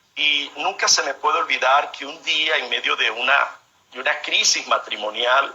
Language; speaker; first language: Spanish; native; Spanish